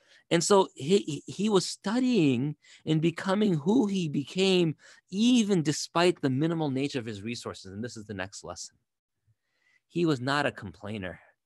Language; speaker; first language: English; native; English